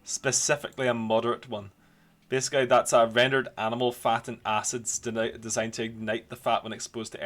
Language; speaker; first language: English; native; English